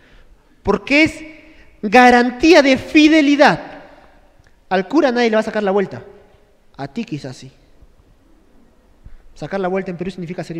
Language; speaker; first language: Spanish; native; Spanish